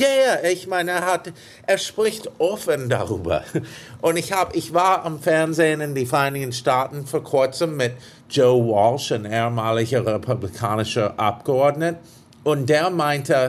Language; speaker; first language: German; non-native, fluent; English